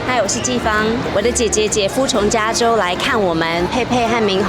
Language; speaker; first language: Chinese; native; Chinese